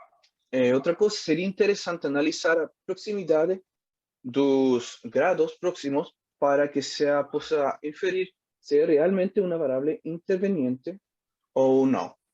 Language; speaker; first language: Portuguese; non-native, learner; Spanish